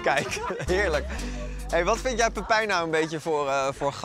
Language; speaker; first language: Dutch; native; Dutch